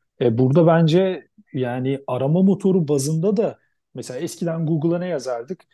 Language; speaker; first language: Turkish; native; Turkish